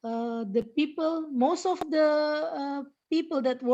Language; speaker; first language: English; non-native, learner; Indonesian